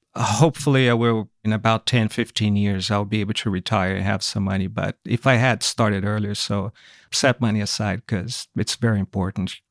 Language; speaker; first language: English; non-native, fluent; Portuguese